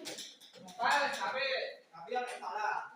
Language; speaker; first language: Indonesian; non-native, local second language; Javanese